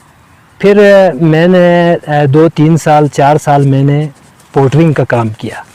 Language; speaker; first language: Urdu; non-native, local second language; Balti